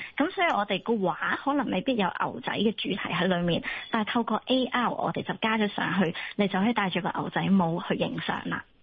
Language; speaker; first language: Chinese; non-native, local second language; Cantonese